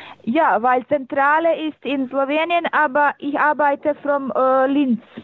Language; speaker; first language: German; non-native, learner; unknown